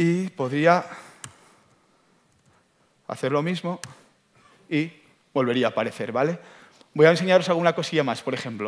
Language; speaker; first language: Spanish; native; Spanish